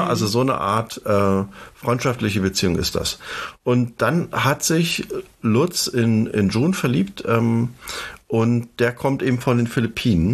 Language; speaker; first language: German; native; German